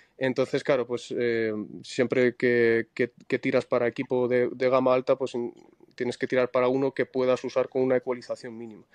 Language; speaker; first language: Spanish; non-native, fluent; Russian